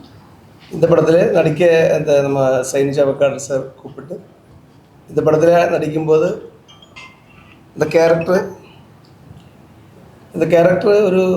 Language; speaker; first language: Tamil; non-native, learner; Malayalam